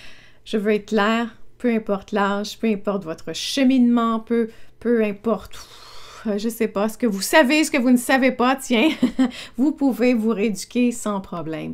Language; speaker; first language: French; native; French